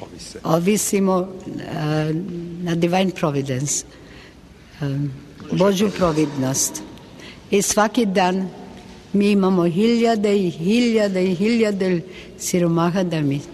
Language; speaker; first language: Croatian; non-native, local second language; Albanian